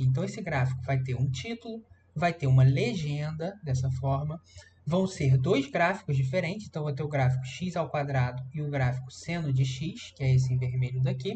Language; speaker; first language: Portuguese; native; Portuguese